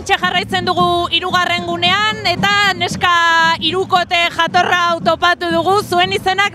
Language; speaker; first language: Basque; native; Basque